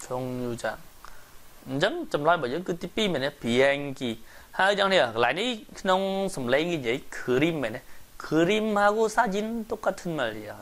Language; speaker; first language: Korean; non-native, fluent; Khmer